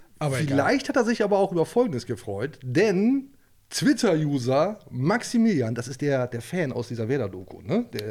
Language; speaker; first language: German; native; German